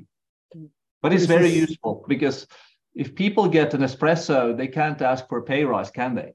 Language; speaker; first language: English; non-native, fluent; Norwegian